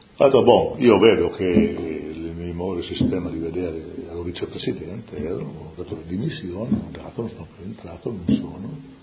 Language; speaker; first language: Italian; non-native, local second language; Friulian